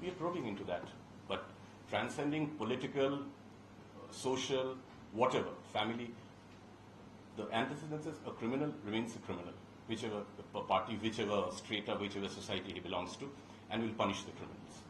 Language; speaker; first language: English; non-native, local second language; Bangla